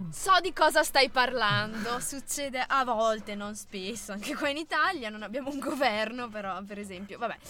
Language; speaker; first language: Italian; native; Italian